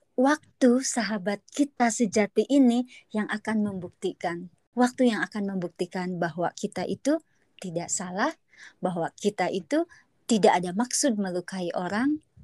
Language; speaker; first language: Indonesian; native; Indonesian